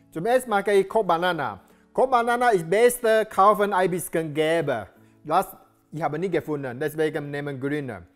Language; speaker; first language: German; non-native, learner; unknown